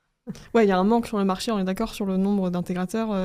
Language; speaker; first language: French; native; French